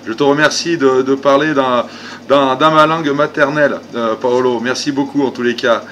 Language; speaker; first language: French; native; French